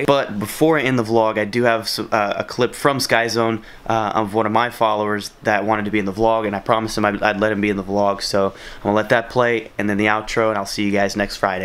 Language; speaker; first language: English; native; English